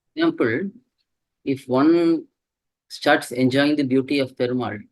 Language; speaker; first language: English; non-native, local second language; Tamil